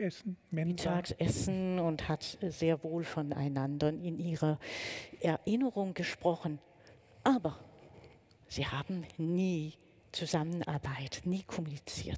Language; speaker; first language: German; non-native, fluent; Danish